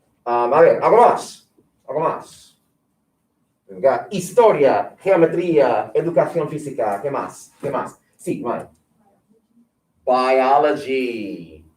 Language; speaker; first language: Spanish; non-native, fluent; English